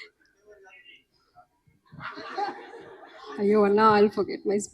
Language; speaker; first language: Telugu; non-native, learner; Malayalam